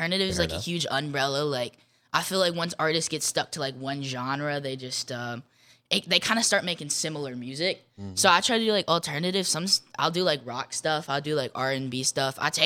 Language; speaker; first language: English; native; English